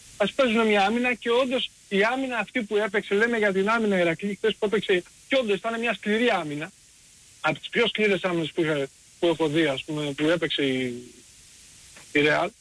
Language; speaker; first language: Greek; early bilingual, heritage; Greek